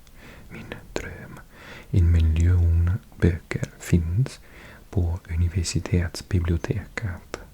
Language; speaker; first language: Swedish; non-native, learner; English